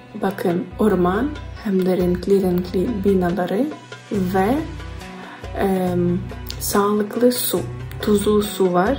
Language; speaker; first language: Turkish; non-native, learner; Ukrainian